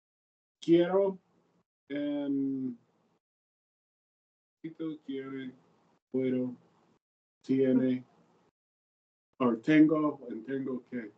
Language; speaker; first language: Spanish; non-native, learner; English